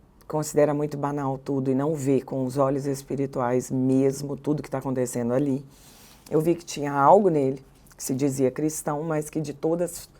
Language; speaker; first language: Portuguese; native; Portuguese